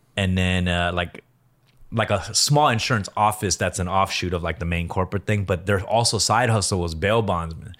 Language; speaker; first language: English; early bilingual, other home language; Korean